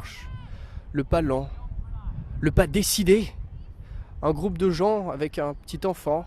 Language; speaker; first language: French; native; French